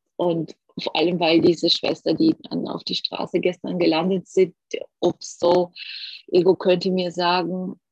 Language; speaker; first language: German; non-native, fluent; Georgian